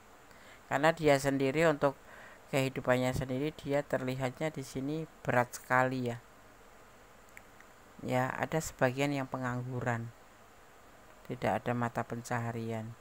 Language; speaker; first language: Indonesian; native; Indonesian